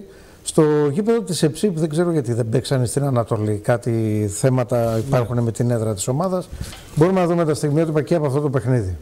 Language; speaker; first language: Greek; native; Greek